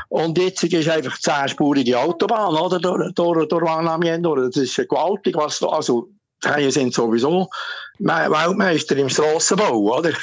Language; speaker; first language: German; native; German